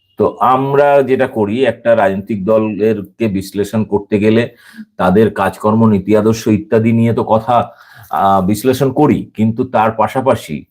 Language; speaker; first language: Bangla; native; Bangla